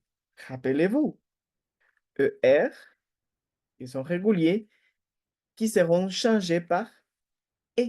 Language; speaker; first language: French; non-native, fluent; Spanish